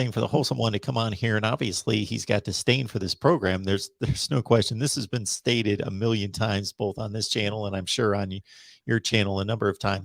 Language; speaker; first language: English; native; English